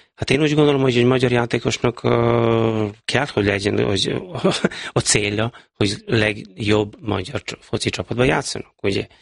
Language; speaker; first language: Hungarian; non-native, fluent; Serbian